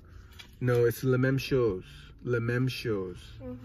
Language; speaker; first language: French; non-native, learner; English